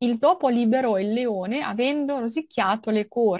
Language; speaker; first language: Italian; non-native, fluent; Russian